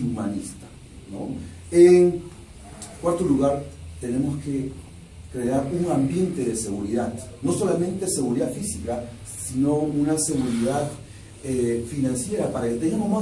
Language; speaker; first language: Spanish; non-native, local second language; Shipibo-Conibo